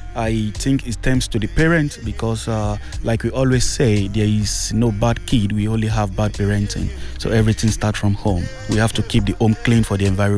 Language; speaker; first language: English; non-native, local second language; Yoruba